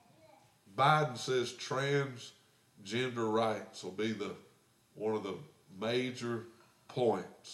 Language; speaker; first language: English; native; English